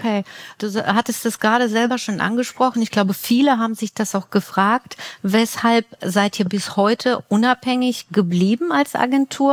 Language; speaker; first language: German; native; German